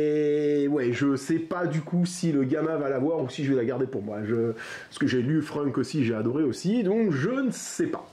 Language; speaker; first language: French; native; French